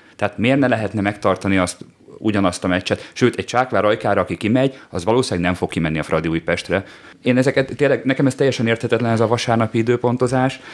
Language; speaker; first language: Hungarian; native; Hungarian